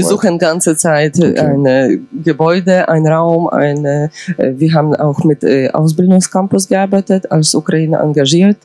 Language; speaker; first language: German; non-native, fluent; Ukrainian